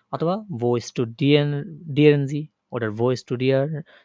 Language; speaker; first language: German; non-native, learner; Bangla